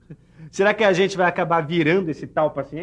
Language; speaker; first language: Portuguese; native; Portuguese